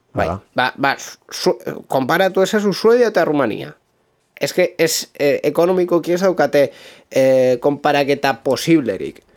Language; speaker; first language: Basque; non-native, local second language; Spanish